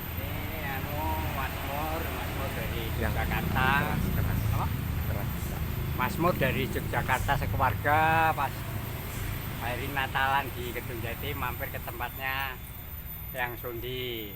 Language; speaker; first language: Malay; non-native, local second language; Javanese